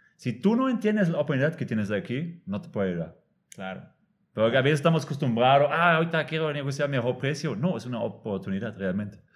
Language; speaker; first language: Spanish; non-native, fluent; German